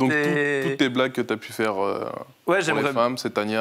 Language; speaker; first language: French; native; French